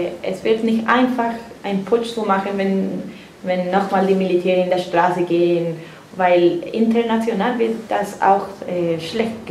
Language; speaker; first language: German; non-native, fluent; Spanish